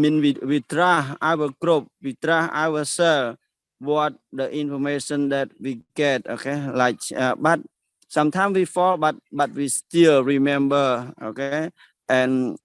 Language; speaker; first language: English; non-native, learner; Khmer